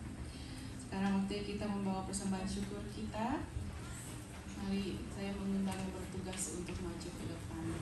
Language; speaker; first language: Indonesian; native; Indonesian